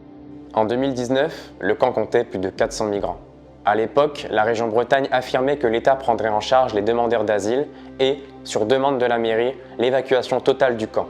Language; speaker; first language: French; native; French